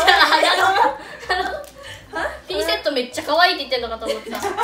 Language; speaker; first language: Japanese; native; Japanese